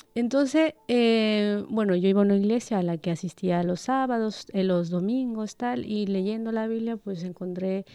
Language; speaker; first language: Spanish; native; Spanish